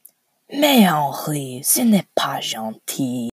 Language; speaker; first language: French; non-native, learner; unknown